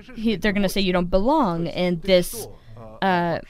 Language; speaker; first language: English; non-native, fluent; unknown